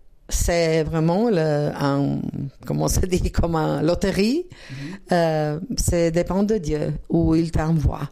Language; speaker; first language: French; non-native, learner; Croatian